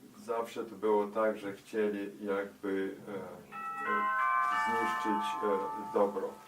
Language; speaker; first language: Polish; early bilingual, heritage; Polish